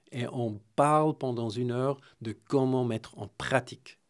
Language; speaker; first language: French; non-native, fluent; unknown